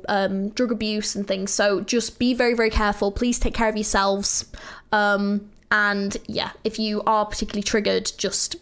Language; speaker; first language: English; native; English